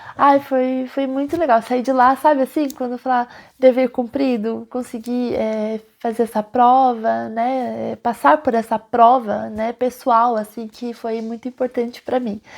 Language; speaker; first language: Portuguese; native; Portuguese